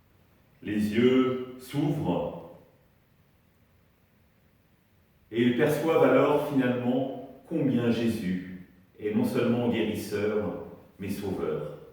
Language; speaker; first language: French; native; French